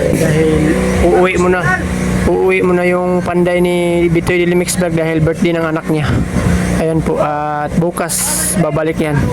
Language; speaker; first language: Filipino; non-native, local second language; Cebuano